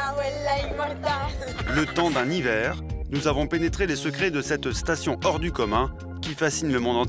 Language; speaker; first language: French; native; French